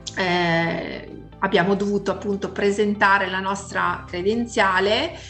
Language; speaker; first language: Italian; native; Italian